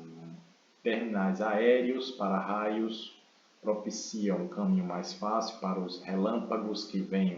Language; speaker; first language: Portuguese; native; Portuguese